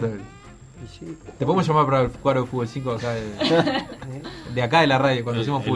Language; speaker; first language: Spanish; native; Spanish